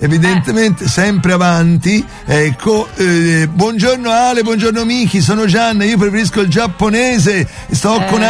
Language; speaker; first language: Italian; native; Italian